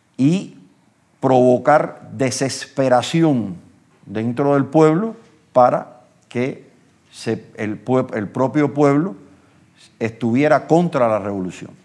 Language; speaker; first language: Spanish; native; Spanish